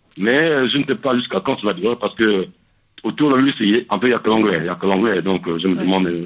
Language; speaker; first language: French; native; French